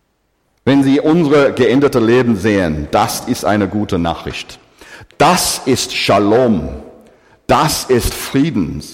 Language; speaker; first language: German; non-native, fluent; English